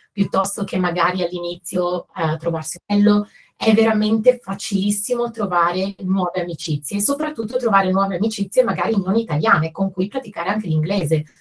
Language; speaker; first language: Italian; native; Italian